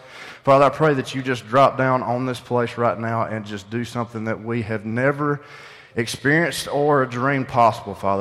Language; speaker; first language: English; native; English